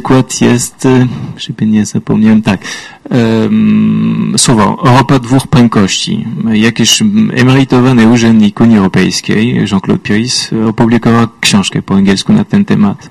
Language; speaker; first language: Polish; non-native, fluent; French